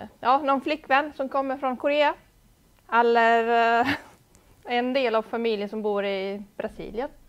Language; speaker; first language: Swedish; non-native, fluent; Italian